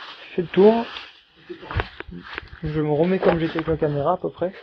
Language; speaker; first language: French; native; French